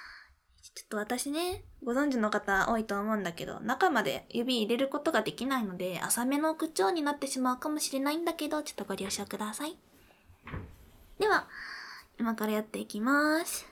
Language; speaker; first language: Japanese; native; Japanese